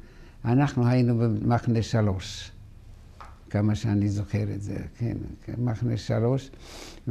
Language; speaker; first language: Hebrew; non-native, fluent; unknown